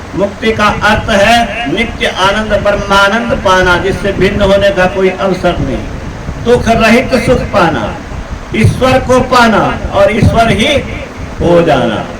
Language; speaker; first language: Hindi; native; Hindi